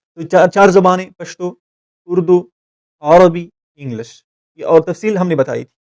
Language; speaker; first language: Urdu; non-native, local second language; Pashto